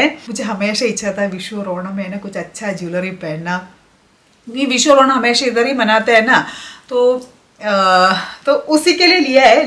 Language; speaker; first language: Hindi; non-native, local second language; Malayalam